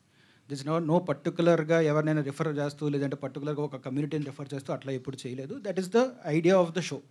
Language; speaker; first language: Telugu; native; Telugu